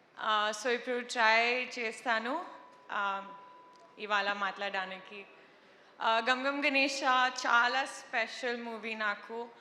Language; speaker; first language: Telugu; non-native, learner; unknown